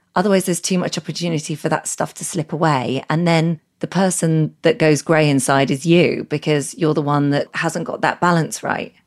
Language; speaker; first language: English; native; English